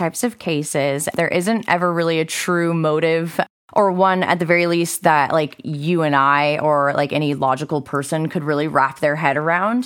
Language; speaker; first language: English; native; English